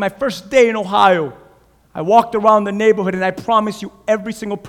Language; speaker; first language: English; non-native, fluent; Spanish